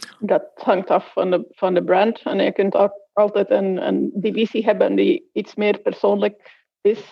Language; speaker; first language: Dutch; non-native, fluent; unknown